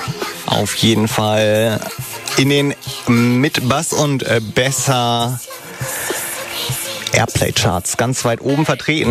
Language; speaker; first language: German; native; German